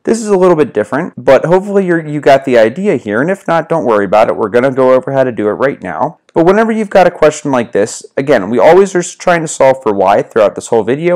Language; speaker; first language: English; native; English